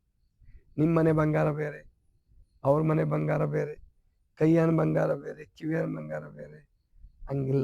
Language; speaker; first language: Kannada; native; Kannada